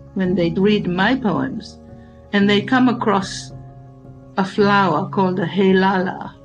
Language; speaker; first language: English; non-native, fluent; Tongan